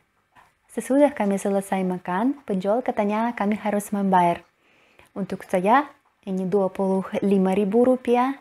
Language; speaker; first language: Indonesian; non-native, learner; Russian